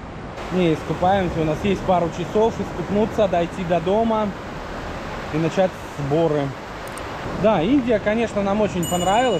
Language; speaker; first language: Russian; native; Russian